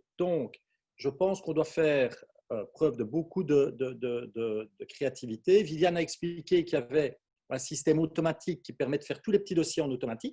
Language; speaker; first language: French; native; French